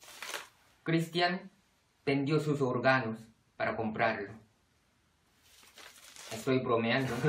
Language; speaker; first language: Spanish; non-native, fluent; Korean